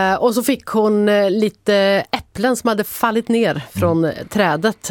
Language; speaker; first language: Swedish; native; Swedish